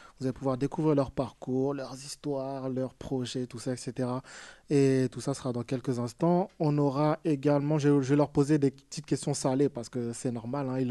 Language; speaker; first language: French; native; French